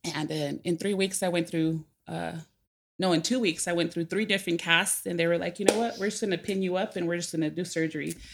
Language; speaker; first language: English; native; English